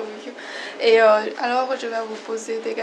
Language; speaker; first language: French; non-native, learner; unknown